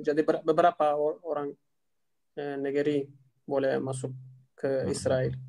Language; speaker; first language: Indonesian; non-native, learner; Turkish